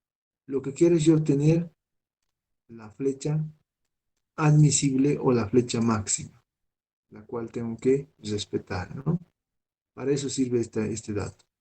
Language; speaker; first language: Spanish; native; Spanish